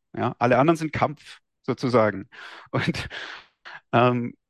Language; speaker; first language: German; native; German